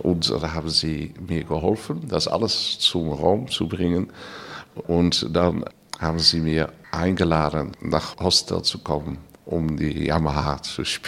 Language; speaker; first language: German; non-native, learner; Dutch